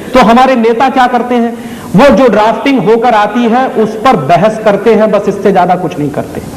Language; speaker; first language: Hindi; native; Hindi